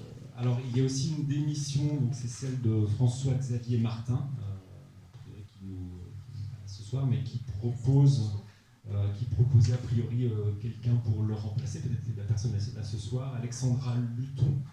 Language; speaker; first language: French; native; French